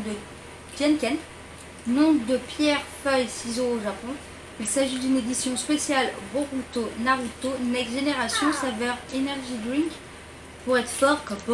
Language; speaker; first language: French; native; French